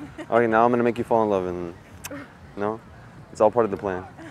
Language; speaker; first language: English; early bilingual, other home language; Spanish